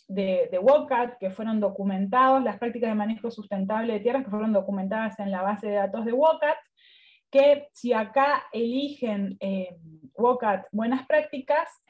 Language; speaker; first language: Spanish; native; Spanish